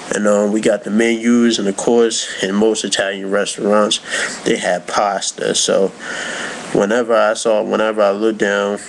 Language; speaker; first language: English; native; English